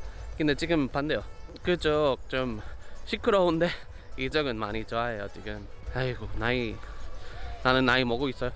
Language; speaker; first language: Korean; non-native, learner; Spanish